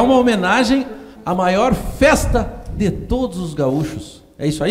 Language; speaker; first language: Portuguese; native; Portuguese